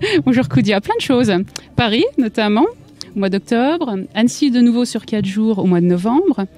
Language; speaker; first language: French; native; French